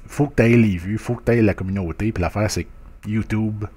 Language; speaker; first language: French; native; French